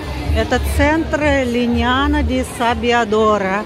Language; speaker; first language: Italian; non-native, learner; Russian